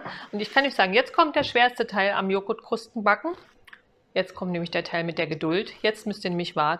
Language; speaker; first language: German; native; German